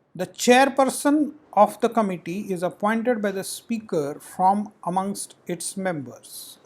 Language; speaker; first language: English; non-native, local second language; Marathi